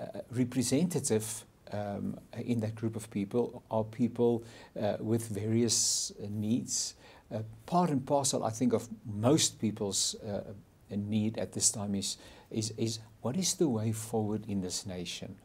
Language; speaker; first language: English; non-native, local second language; Afrikaans